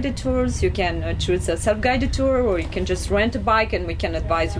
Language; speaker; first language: English; non-native, fluent; Romanian